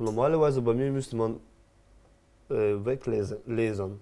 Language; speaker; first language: German; non-native, fluent; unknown